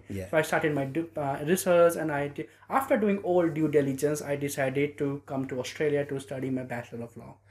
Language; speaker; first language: English; non-native, local second language; Nepali